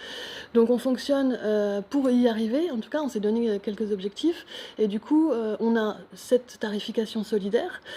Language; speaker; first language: French; native; French